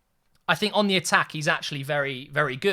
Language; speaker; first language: English; native; English